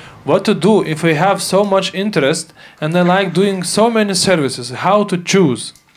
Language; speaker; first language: English; non-native, fluent; Lithuanian